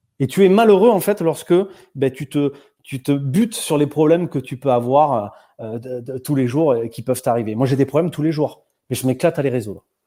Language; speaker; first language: French; native; French